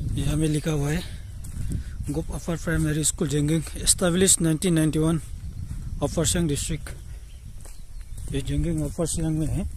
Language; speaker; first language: Hindi; non-native, local second language; Adi